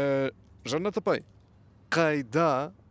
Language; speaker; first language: Kazakh; non-native, learner; Spanish